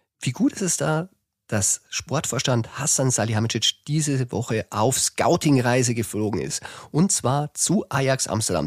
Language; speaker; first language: German; native; German